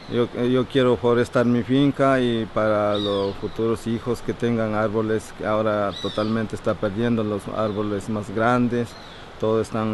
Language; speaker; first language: Spanish; non-native, local second language; Quechua